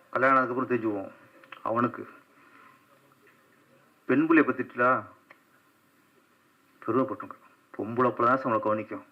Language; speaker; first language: Tamil; native; Tamil